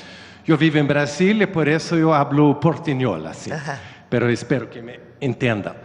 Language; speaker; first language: Spanish; non-native, learner; Swedish